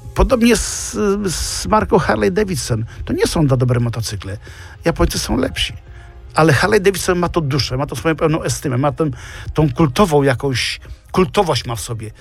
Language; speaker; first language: Polish; native; Polish